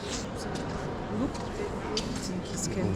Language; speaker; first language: English; non-native, learner; Russian